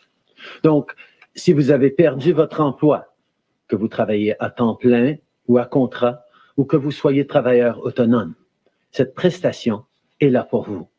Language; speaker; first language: French; native; French